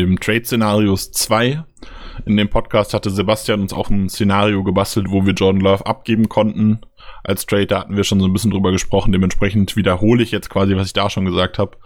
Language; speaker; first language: German; native; German